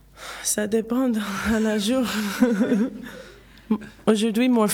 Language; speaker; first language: French; non-native, learner; English